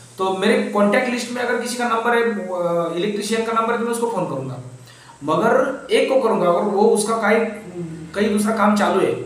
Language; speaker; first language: Hindi; non-native, local second language; Marathi